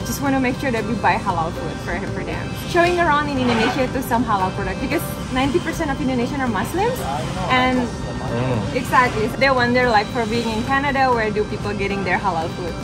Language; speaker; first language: English; non-native, fluent; Indonesian